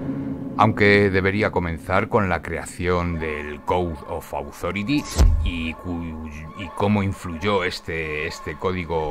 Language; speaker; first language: Spanish; native; Spanish